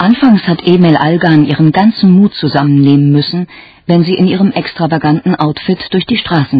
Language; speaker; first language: German; native; German